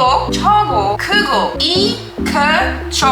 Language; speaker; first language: Korean; non-native, learner; English